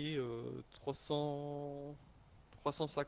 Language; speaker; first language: French; native; French